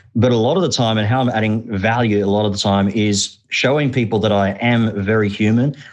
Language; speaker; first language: English; early bilingual, other home language; Arabic